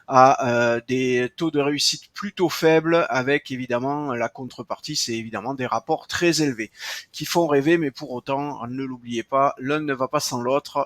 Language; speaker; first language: French; native; French